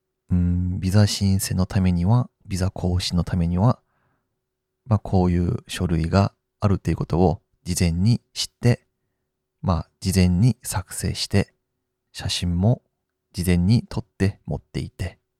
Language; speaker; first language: Japanese; non-native, fluent; Korean